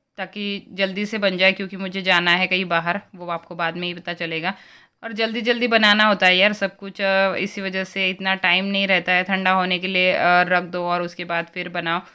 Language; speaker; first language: Hindi; native; Hindi